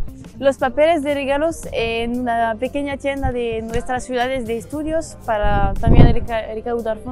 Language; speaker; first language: Spanish; non-native, learner; French